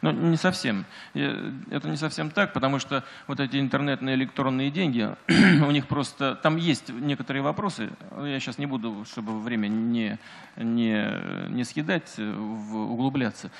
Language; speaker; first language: Russian; native; Russian